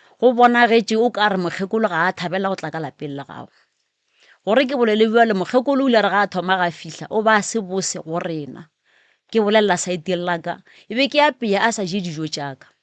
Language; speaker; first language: Northern Sotho; native; Northern Sotho